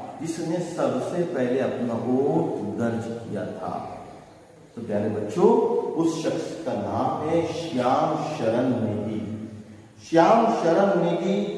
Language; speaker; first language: Urdu; native; Urdu